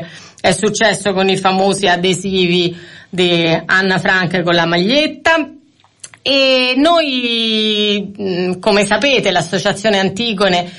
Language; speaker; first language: Italian; native; Italian